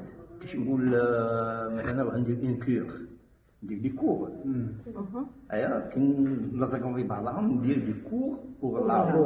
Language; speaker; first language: German; non-native, learner; French